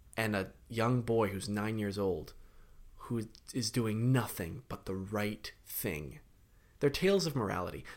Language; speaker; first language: English; native; English